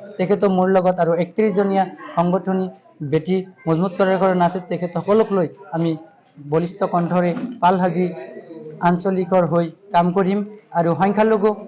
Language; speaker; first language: Assamese; non-native, local second language; Bangla